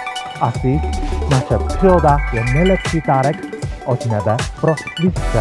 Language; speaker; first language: Czech; non-native, learner; Chinese